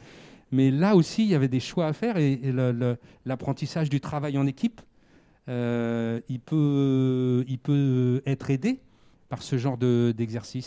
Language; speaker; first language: French; native; French